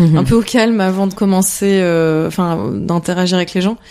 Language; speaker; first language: French; native; French